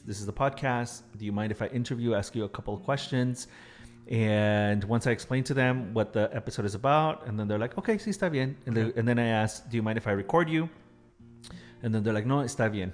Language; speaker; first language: English; early bilingual, other home language; Spanish